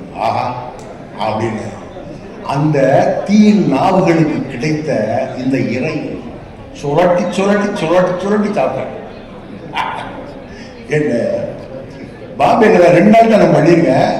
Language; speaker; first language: Tamil; native; Tamil